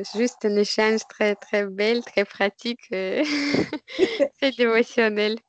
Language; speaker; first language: French; non-native, learner; Russian